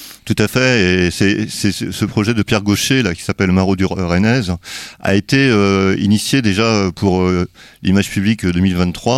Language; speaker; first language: French; native; French